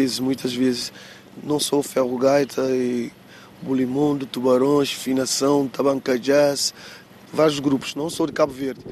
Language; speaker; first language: Portuguese; non-native, local second language; Kabuverdianu